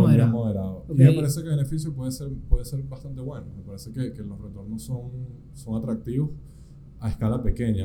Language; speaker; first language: Spanish; native; Spanish